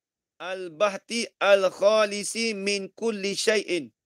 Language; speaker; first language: Arabic; non-native, fluent; Malay